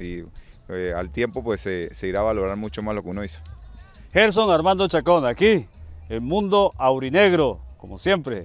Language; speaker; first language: Spanish; native; Spanish